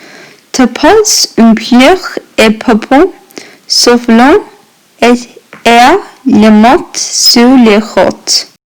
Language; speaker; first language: French; non-native, learner; English